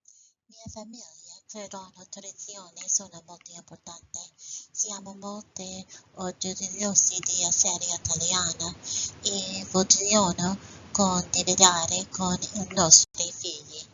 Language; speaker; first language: Italian; non-native, learner; English